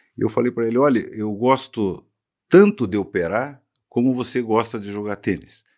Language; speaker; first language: Portuguese; native; Portuguese